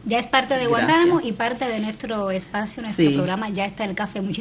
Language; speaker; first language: Spanish; native; Spanish